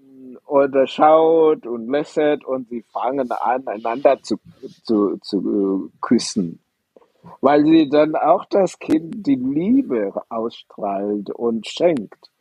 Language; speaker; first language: German; non-native, fluent; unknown